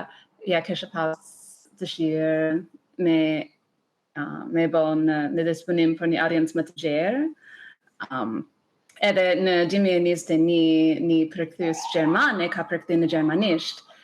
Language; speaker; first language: Albanian; non-native, learner; English